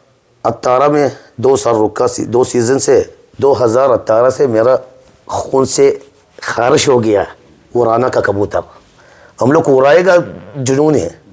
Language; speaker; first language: Hindi; non-native, learner; Arabic